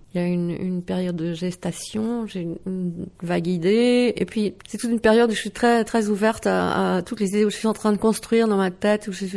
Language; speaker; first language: French; non-native, local second language; Dutch